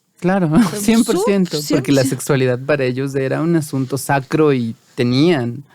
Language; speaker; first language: Spanish; native; Spanish